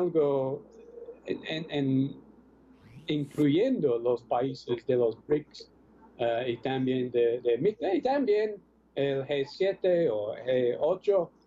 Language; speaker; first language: Spanish; non-native, fluent; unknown